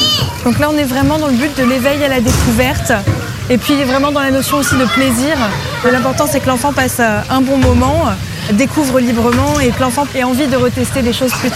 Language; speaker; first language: French; native; French